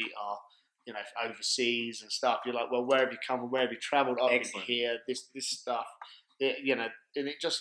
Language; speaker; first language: English; native; English